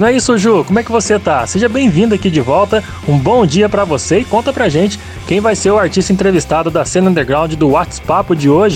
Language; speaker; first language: Portuguese; native; Portuguese